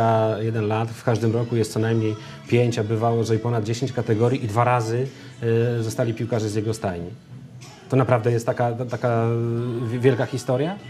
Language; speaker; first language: Polish; native; Polish